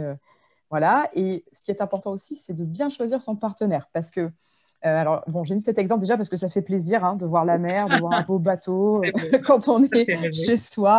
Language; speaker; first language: French; native; French